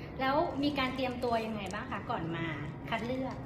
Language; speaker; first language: Thai; native; Thai